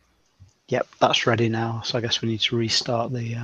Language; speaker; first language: English; native; English